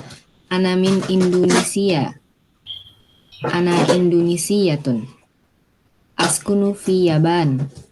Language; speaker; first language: Arabic; non-native, learner; Indonesian